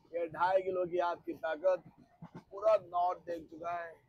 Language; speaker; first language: Hindi; non-native, local second language; Marathi